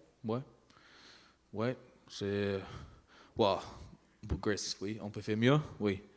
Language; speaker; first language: French; non-native, learner; English